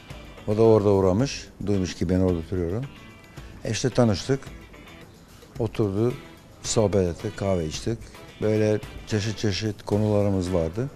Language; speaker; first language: Turkish; non-native, fluent; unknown